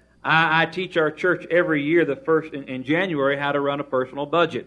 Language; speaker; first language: English; native; English